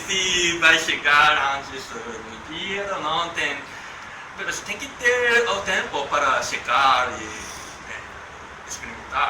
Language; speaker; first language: Portuguese; non-native, learner; Japanese